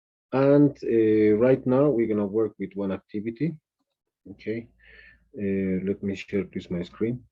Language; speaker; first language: English; non-native, fluent; Spanish